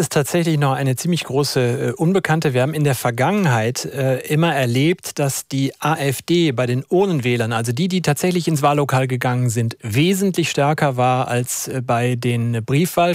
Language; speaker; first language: German; native; German